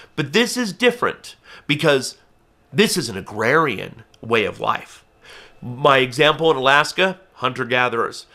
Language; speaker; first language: English; native; English